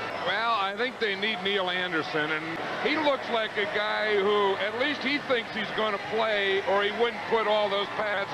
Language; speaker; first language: English; native; English